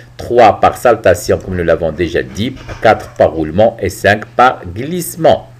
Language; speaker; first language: French; non-native, local second language; Arabic